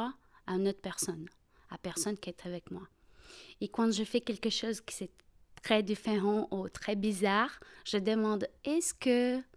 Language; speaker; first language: French; non-native, fluent; Portuguese